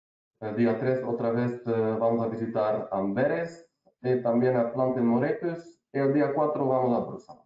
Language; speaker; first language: Spanish; non-native, learner; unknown